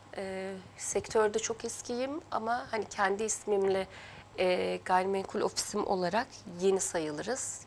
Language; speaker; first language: Turkish; early bilingual, heritage; Turkish